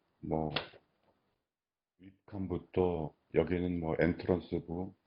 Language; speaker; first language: Korean; native; Korean